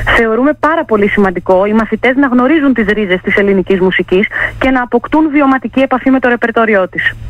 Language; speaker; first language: Greek; native; Greek